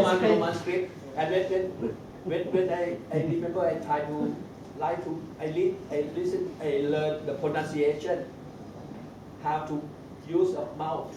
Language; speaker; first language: English; non-native, learner; Thai